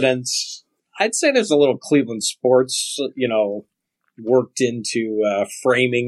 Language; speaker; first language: English; native; English